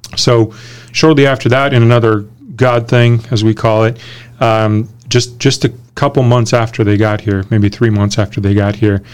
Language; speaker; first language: English; early bilingual, other home language; Romanian